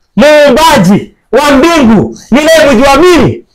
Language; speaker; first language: English; non-native, local second language; Swahili